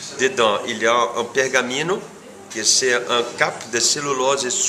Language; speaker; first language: French; non-native, fluent; Portuguese